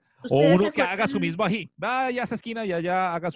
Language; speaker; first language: Spanish; native; Spanish